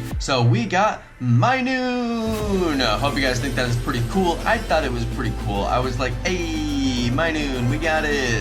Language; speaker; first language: English; native; English